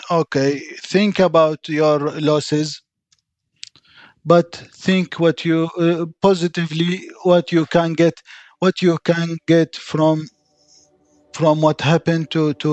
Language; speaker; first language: English; non-native, fluent; Arabic